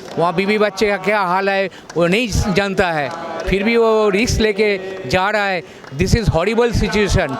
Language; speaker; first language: Hindi; non-native, local second language; Bangla